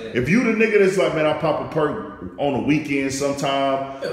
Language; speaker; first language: English; native; English